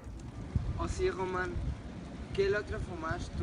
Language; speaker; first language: French; non-native, learner; Spanish